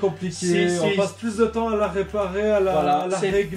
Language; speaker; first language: French; native; French